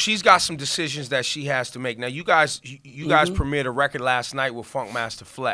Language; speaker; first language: English; native; English